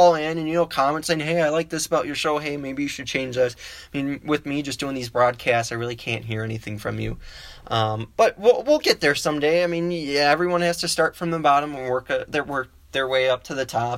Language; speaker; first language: English; native; English